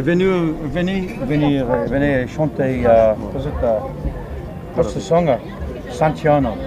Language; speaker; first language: French; non-native, learner; English